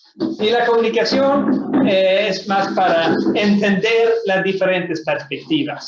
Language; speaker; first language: Spanish; non-native, fluent; Swedish